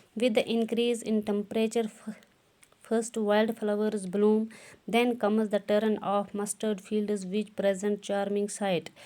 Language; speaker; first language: English; non-native, local second language; Kashmiri